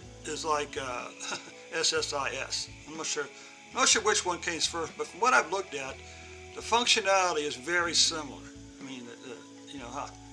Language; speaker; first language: English; native; English